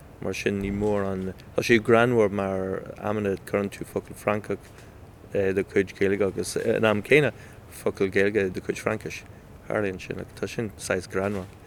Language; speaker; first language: Irish; native; Irish